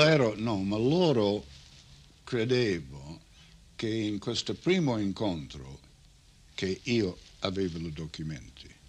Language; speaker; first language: Italian; non-native, learner; English